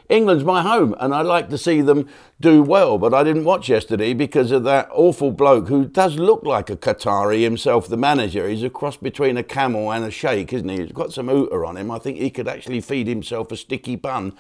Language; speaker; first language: English; native; English